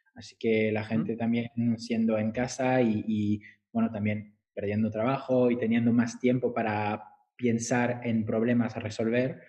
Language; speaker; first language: Spanish; non-native, fluent; French